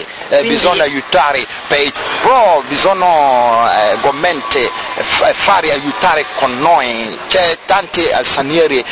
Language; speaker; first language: Italian; non-native, learner; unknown